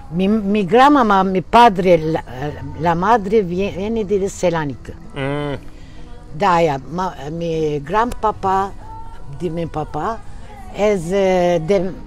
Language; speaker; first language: Spanish; early bilingual, heritage; Turkish